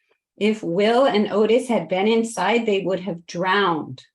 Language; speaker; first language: English; native; English